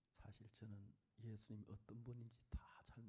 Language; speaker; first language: Korean; native; Korean